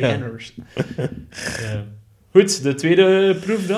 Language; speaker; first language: Dutch; native; Dutch